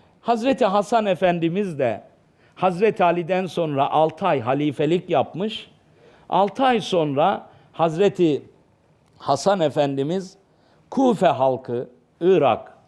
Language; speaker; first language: Turkish; native; Turkish